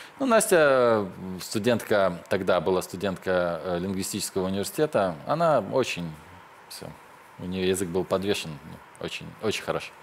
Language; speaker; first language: Russian; native; Russian